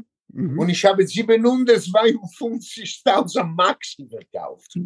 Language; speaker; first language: German; non-native, learner; Italian